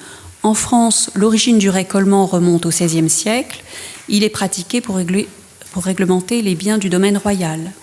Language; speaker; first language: French; native; French